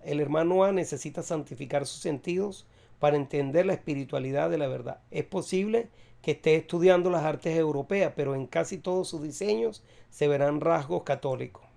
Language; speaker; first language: Spanish; native; Spanish